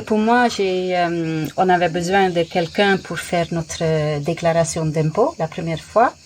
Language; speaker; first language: French; non-native, fluent; Dutch